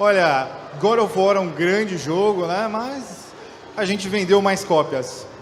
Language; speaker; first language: Portuguese; native; Portuguese